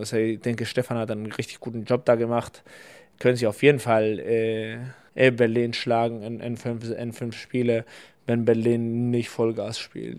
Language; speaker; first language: German; non-native, fluent; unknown